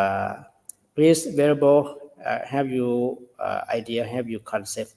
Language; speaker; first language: English; non-native, learner; Thai